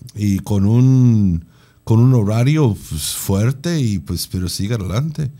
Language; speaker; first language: Spanish; non-native, fluent; English